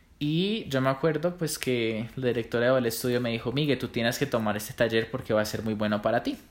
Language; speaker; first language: Spanish; native; Spanish